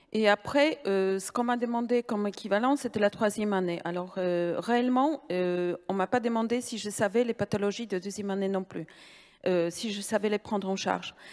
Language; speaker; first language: French; non-native, fluent; Polish